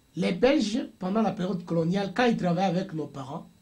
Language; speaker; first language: French; non-native, local second language; Swahili